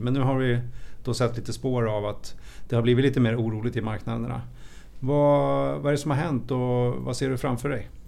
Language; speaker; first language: Swedish; native; Swedish